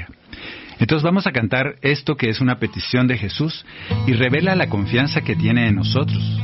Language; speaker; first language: Spanish; native; Spanish